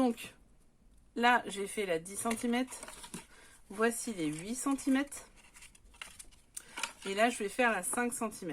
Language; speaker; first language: French; native; French